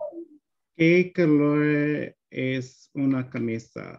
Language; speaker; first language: Spanish; non-native, learner; English